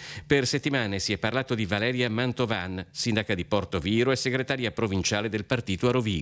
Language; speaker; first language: Italian; native; Italian